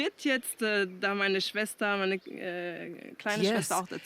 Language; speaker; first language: German; early bilingual, heritage; German